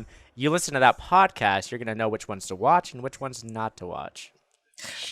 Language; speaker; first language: English; native; English